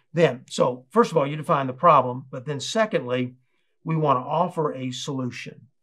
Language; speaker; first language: English; native; English